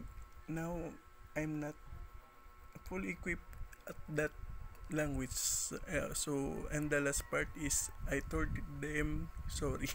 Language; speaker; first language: English; non-native, learner; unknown